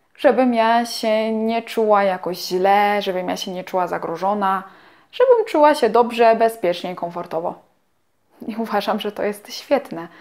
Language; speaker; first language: Polish; native; Polish